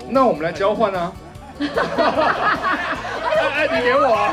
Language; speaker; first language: Chinese; native; Chinese